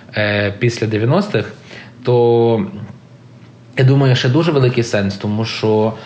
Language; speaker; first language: Ukrainian; early bilingual, heritage; Ukrainian